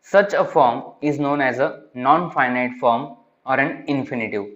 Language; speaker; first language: English; non-native, local second language; Marathi